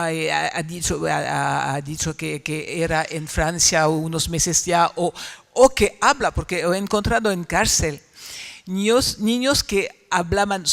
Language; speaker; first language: Spanish; non-native, fluent; French